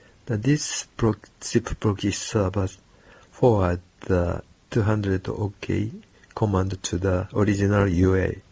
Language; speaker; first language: English; non-native, learner; Japanese